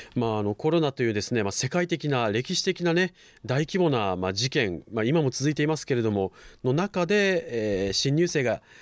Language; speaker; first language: Japanese; native; Japanese